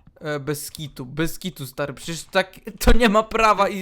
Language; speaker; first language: Polish; native; Polish